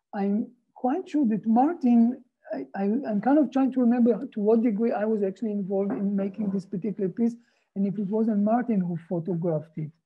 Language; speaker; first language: English; non-native, fluent; Hebrew